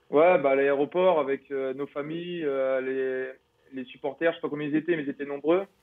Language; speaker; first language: French; native; French